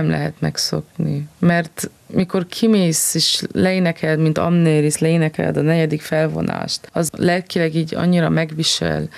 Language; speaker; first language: Hungarian; non-native, fluent; Romanian